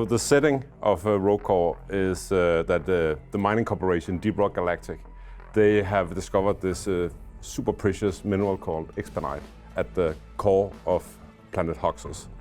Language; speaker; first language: English; non-native, fluent; Danish